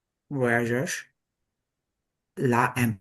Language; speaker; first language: French; non-native, learner; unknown